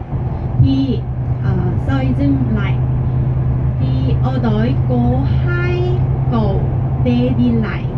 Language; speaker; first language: Vietnamese; non-native, learner; Korean